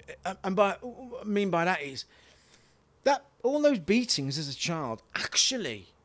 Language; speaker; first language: English; native; English